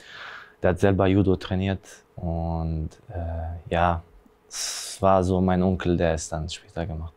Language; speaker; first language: German; early bilingual, other home language; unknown